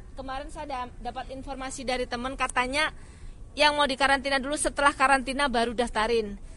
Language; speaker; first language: Indonesian; non-native, local second language; Javanese